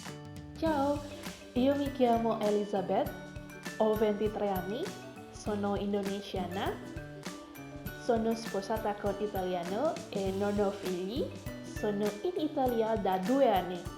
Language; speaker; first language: Italian; non-native, learner; Indonesian